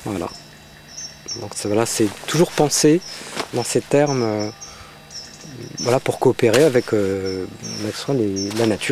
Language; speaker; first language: French; native; French